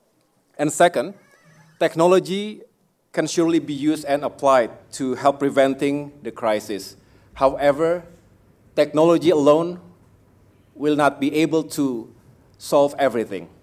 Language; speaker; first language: English; non-native, fluent; Indonesian